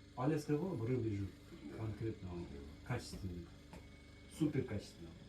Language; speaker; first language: Russian; non-native, local second language; Kazakh